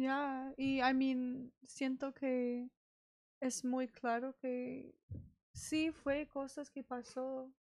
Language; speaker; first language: Spanish; non-native, learner; English